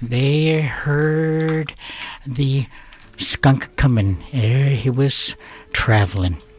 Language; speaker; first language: English; native; English